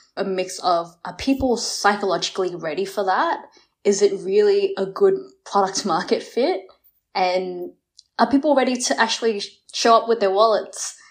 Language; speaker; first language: English; early bilingual, other home language; Vietnamese